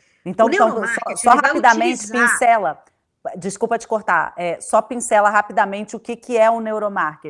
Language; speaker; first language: Portuguese; native; Portuguese